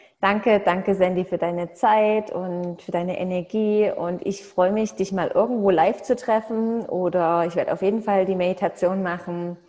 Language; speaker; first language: German; native; German